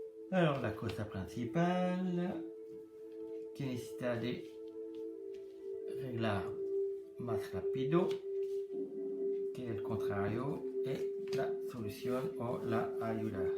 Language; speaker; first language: Spanish; non-native, learner; French